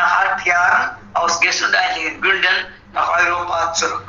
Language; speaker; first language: German; non-native, fluent; Tamil